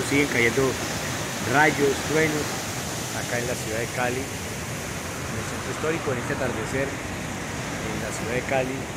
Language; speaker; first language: Spanish; native; Spanish